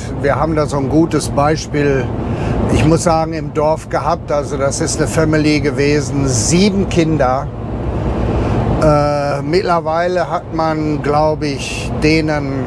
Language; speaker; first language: German; native; German